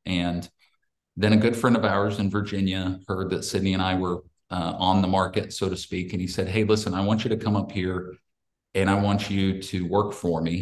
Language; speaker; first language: English; native; English